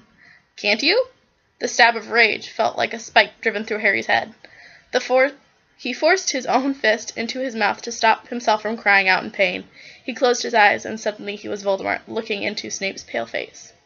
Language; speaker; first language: English; native; English